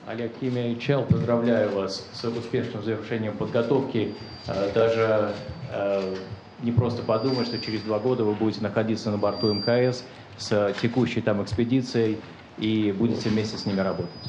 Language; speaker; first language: Russian; native; Russian